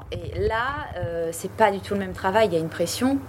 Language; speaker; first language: French; native; French